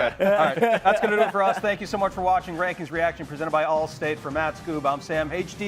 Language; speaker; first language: English; native; English